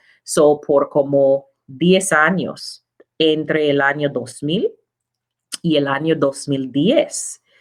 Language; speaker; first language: Spanish; non-native, learner; English